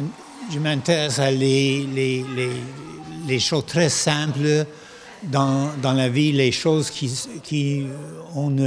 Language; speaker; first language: French; non-native, local second language; English